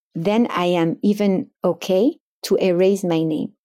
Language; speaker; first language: English; non-native, fluent; French